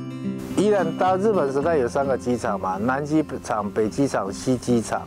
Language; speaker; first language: Chinese; native; Chinese